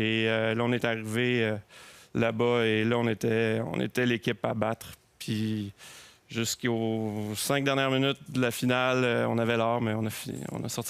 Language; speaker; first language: French; native; French